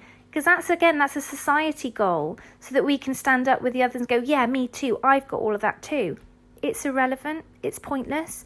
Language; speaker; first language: English; native; English